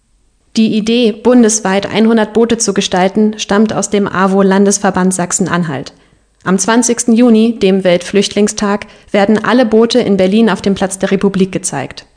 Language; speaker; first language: German; native; German